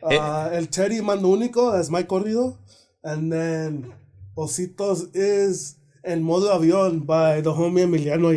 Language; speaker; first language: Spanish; early bilingual, heritage; Spanish